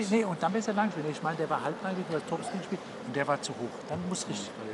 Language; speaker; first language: German; native; German